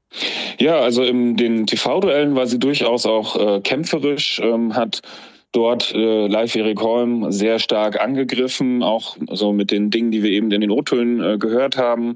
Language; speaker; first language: German; native; German